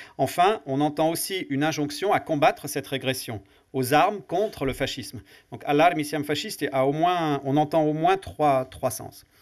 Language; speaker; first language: French; native; French